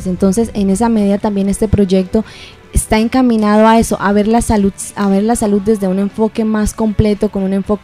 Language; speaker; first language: Spanish; native; Spanish